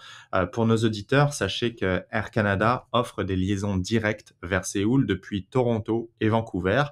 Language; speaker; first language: French; native; French